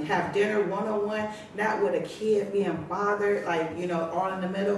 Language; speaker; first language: English; native; English